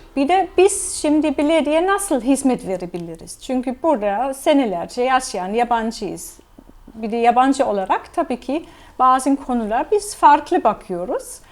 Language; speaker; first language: Turkish; non-native, fluent; German